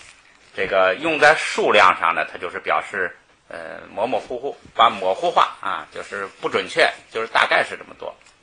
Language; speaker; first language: Chinese; native; Chinese